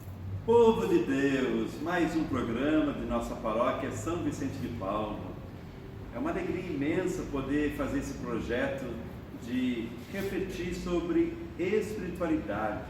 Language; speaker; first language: Portuguese; native; Portuguese